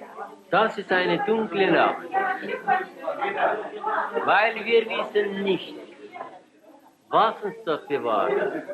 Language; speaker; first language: German; early bilingual, heritage; German